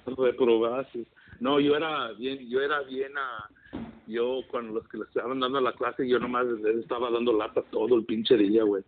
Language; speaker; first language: Spanish; early bilingual, heritage; Spanish